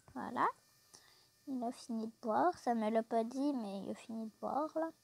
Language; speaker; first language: French; native; French